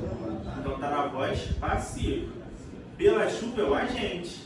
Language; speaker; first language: Portuguese; native; Portuguese